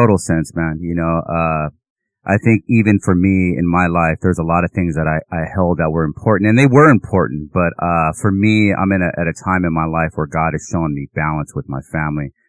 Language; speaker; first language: English; native; English